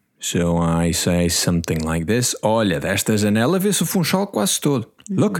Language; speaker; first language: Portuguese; non-native, learner; English